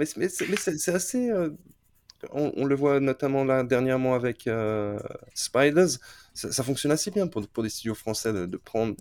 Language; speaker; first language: French; native; French